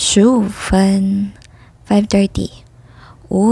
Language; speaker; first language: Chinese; non-native, fluent; Filipino